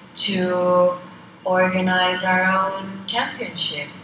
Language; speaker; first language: English; non-native, fluent; Estonian